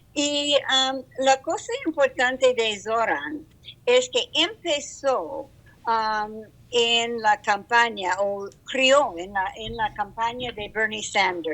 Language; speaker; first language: Spanish; non-native, learner; English